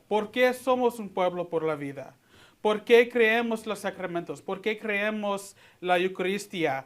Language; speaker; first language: Spanish; early bilingual, heritage; Spanish